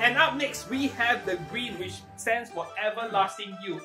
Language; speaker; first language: English; native; English